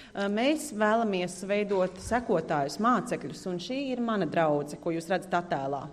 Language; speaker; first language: Latvian; native; Latvian